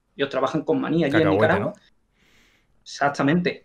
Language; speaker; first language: Spanish; native; Spanish